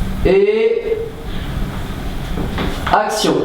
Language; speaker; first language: French; native; French